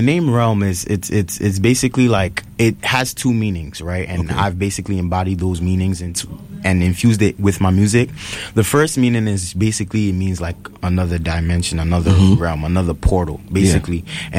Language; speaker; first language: English; native; English